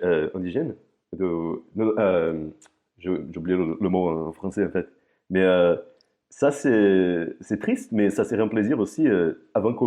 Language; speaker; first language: French; non-native, fluent; Portuguese